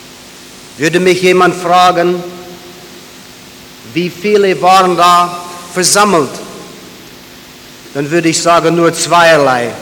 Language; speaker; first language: German; early bilingual, heritage; German